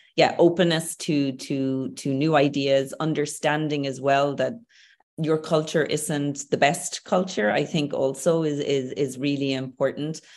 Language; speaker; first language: English; native; English